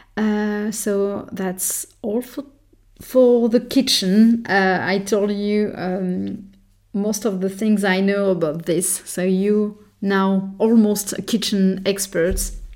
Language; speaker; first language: English; non-native, fluent; French